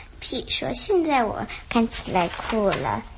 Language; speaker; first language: Chinese; early bilingual, heritage; Chinese